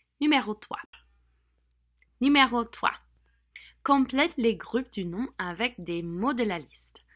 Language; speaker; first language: French; non-native, fluent; English